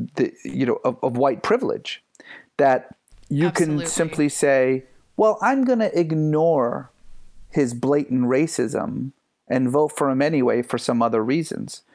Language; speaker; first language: English; early bilingual, other home language; Persian